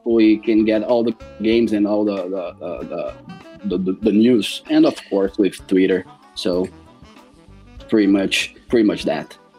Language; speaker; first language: English; non-native, fluent; Portuguese